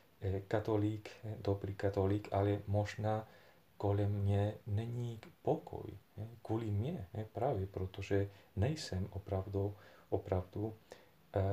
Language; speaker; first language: Czech; non-native, fluent; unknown